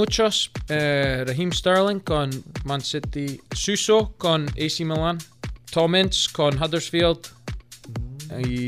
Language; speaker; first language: Spanish; non-native, learner; English